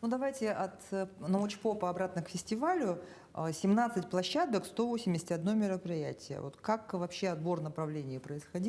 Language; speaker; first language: Russian; native; Russian